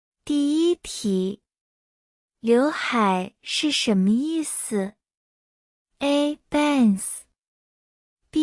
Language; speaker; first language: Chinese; native; Chinese